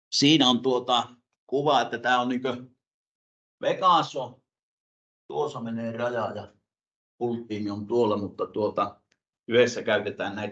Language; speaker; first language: Finnish; native; Finnish